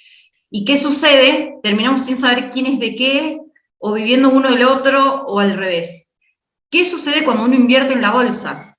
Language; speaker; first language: Spanish; native; Spanish